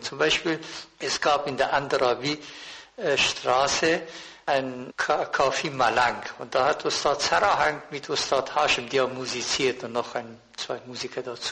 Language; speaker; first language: German; non-native, fluent; Persian